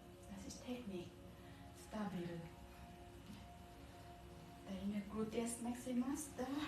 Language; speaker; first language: German; non-native, learner; Thai